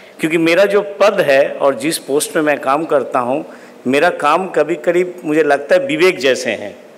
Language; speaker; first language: Hindi; non-native, local second language; Bangla